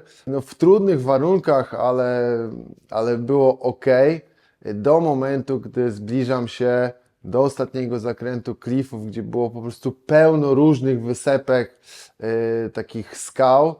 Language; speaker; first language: Polish; native; Polish